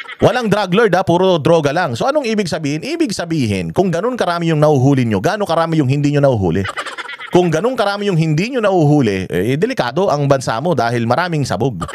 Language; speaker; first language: Filipino; native; Filipino